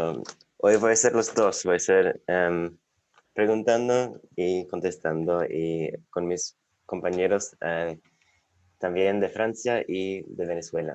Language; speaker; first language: Spanish; non-native, fluent; English